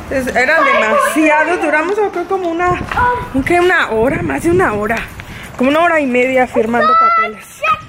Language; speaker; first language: Spanish; early bilingual, heritage; Spanish